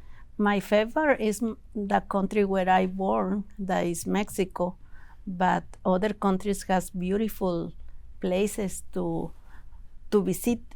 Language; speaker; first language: English; non-native, learner; Spanish